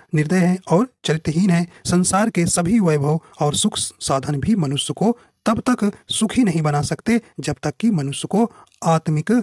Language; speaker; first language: Hindi; native; Hindi